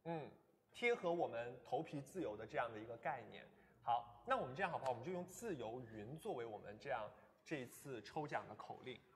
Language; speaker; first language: Chinese; native; Chinese